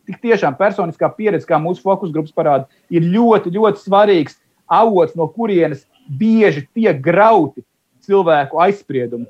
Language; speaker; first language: Latvian; native; Latvian